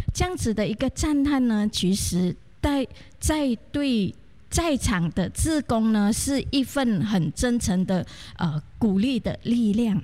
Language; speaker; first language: Chinese; native; Chinese